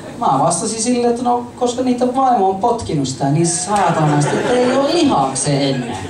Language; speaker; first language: Finnish; non-native, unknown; English